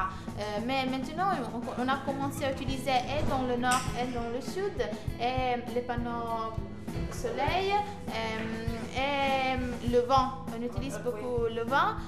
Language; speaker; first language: French; non-native, learner; Italian